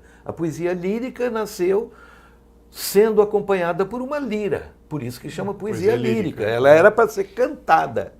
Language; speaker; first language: Portuguese; native; Portuguese